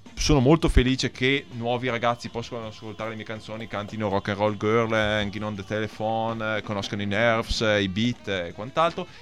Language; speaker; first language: Italian; native; Italian